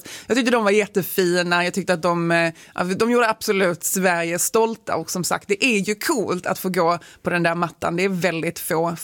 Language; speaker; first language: Swedish; native; Swedish